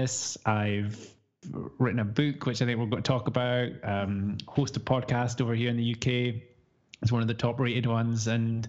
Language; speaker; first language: English; native; English